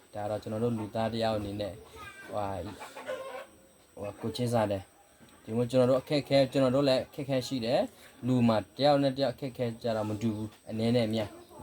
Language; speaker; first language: Burmese; non-native, local second language; S'gaw Karen